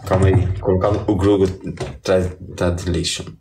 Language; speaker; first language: Portuguese; native; Portuguese